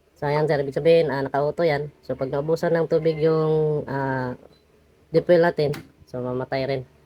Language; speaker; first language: Filipino; non-native, local second language; Cebuano